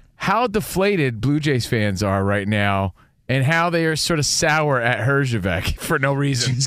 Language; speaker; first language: English; native; English